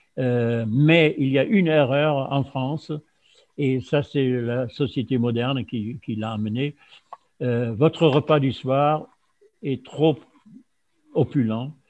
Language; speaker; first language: French; non-native, fluent; German